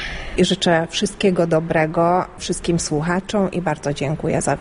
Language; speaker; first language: Polish; early bilingual, heritage; Polish